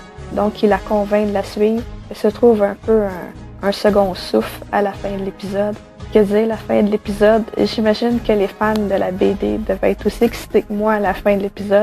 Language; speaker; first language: French; native; French